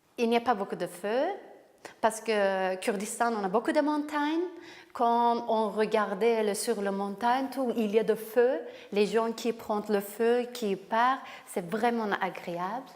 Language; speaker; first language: French; non-native, learner; Kurdish